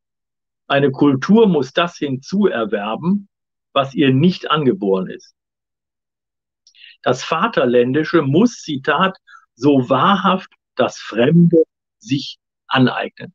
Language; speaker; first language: German; native; German